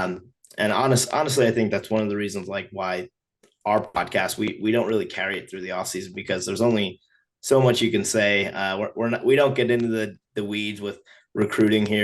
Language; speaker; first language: English; native; English